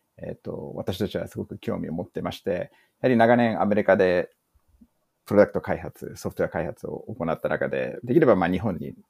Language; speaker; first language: Japanese; early bilingual, heritage; English